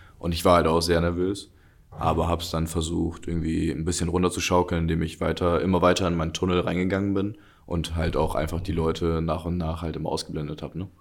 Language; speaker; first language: German; early bilingual, other home language; Russian